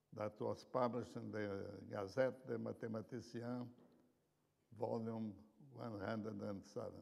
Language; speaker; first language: English; non-native, fluent; Portuguese